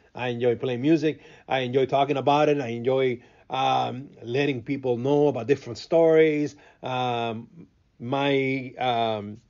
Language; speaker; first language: English; non-native, fluent; Spanish